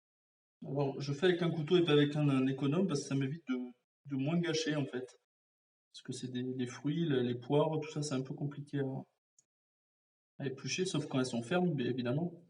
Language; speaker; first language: French; native; French